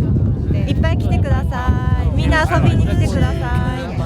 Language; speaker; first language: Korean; non-native, learner; Japanese